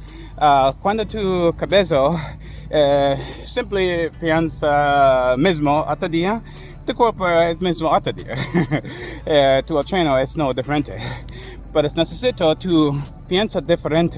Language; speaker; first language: Spanish; non-native, learner; English